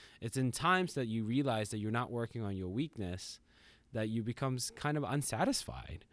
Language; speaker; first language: English; non-native, fluent; Japanese